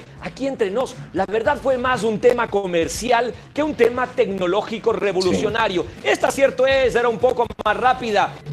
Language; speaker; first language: Spanish; native; Spanish